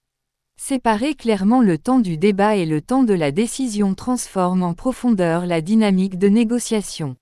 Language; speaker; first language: French; native; French